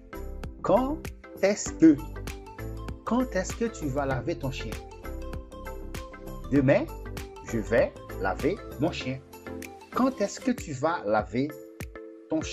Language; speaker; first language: French; non-native, fluent; Portuguese